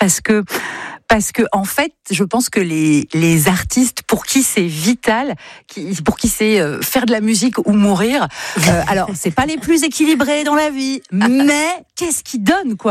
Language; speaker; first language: French; native; French